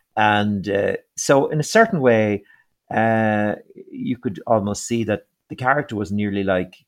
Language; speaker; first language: English; native; English